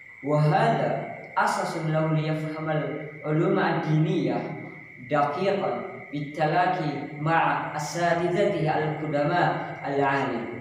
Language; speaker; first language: Arabic; non-native, learner; Indonesian